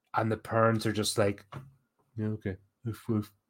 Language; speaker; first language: English; native; English